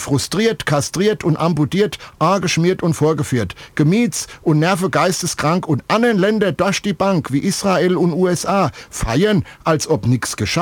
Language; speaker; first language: German; native; German